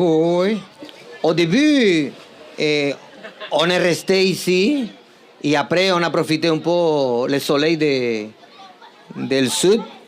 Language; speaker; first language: French; non-native, fluent; Spanish